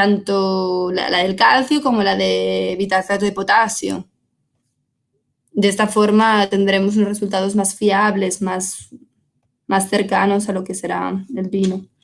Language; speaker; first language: Spanish; native; Spanish